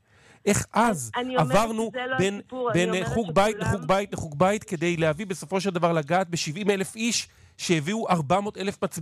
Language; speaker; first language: Hebrew; native; Hebrew